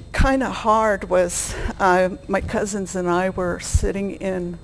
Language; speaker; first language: English; native; English